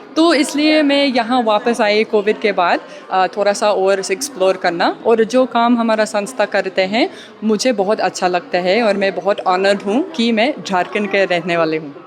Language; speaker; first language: Hindi; early bilingual, heritage; English